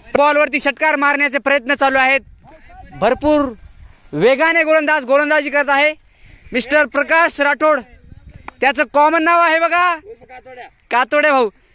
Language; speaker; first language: Marathi; non-native, local second language; Lambadi